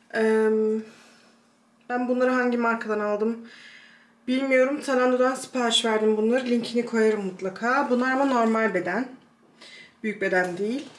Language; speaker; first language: Turkish; early bilingual, heritage; Turkish